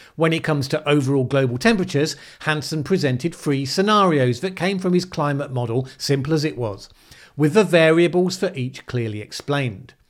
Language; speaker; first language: English; native; English